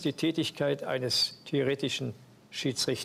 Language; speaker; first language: German; native; German